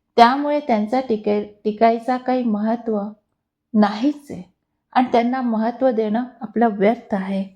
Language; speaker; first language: Marathi; non-native, local second language; Hindi